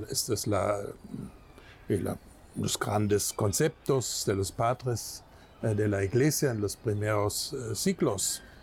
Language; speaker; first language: Spanish; non-native, fluent; German